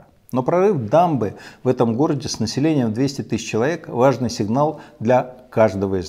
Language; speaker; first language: Russian; native; Russian